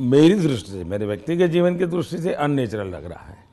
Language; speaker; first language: Hindi; non-native, local second language; Gujarati